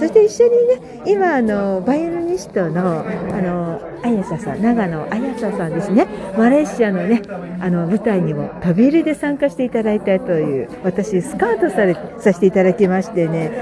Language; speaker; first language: Japanese; native; Japanese